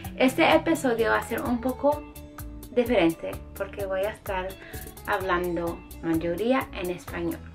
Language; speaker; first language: Spanish; early bilingual, heritage; Spanish